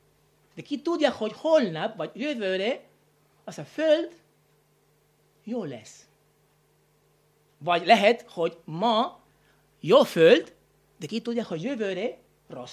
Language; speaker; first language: Hungarian; non-native, learner; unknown